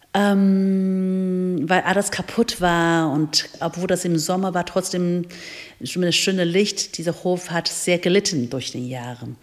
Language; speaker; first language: German; non-native, fluent; Chinese